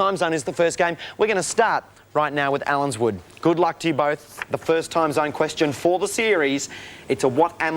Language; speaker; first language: English; native; English